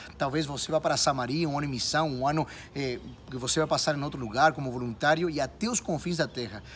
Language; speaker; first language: Portuguese; non-native, fluent; Spanish